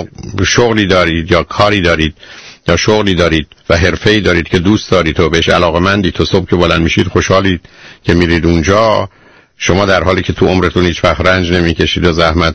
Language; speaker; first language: Persian; native; Persian